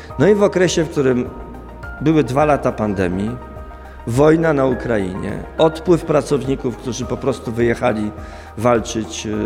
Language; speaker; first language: Polish; native; Polish